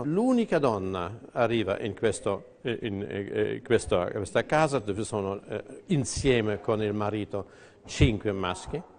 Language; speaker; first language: Italian; non-native, fluent; German